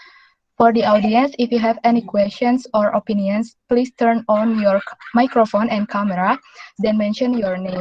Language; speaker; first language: English; non-native, local second language; Indonesian